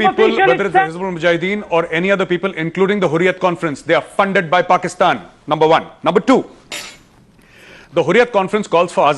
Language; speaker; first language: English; non-native, local second language; Hindi